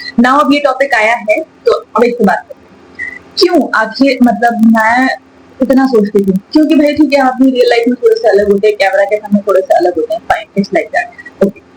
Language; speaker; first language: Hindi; native; Hindi